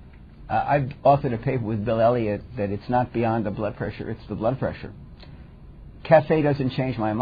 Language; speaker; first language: English; native; English